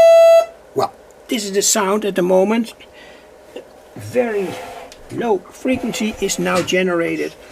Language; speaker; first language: English; non-native, fluent; Dutch